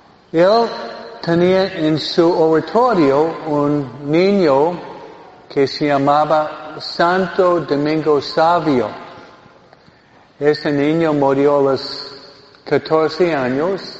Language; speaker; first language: Spanish; non-native, fluent; English